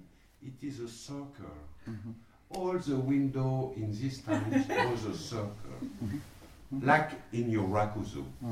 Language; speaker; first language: English; non-native, learner; French